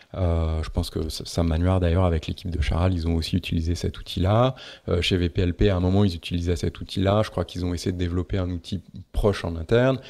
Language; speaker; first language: French; native; French